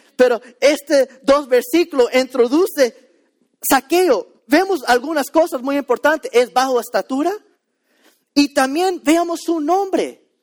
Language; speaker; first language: Spanish; early bilingual, heritage; Spanish